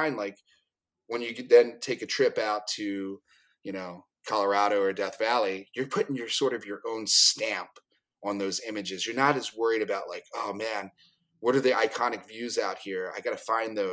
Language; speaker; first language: English; native; English